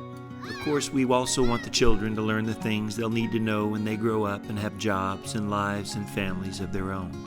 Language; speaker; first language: English; native; English